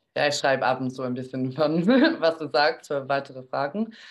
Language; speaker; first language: German; non-native, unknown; English